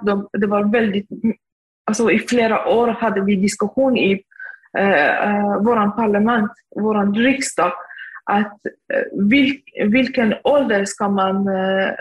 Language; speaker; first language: Swedish; non-native, fluent; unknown